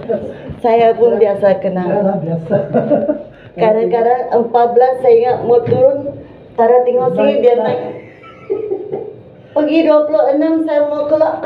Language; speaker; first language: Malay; non-native, local second language; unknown